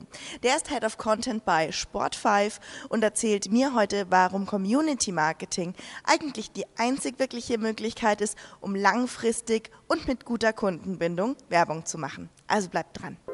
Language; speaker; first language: German; native; German